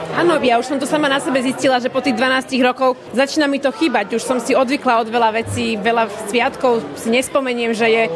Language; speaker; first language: Slovak; native; Slovak